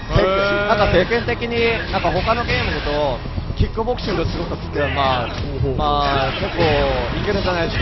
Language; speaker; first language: Japanese; non-native, fluent; Korean